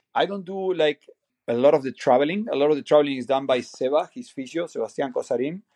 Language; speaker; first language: English; non-native, fluent; Spanish